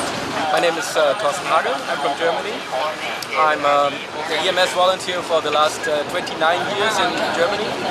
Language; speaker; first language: English; non-native, fluent; German